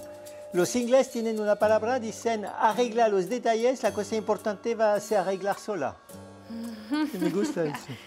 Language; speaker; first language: Spanish; non-native, fluent; French